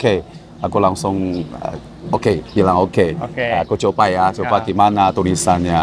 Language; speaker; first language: Indonesian; non-native, learner; Chinese